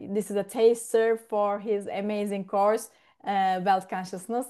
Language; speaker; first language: English; non-native, fluent; Turkish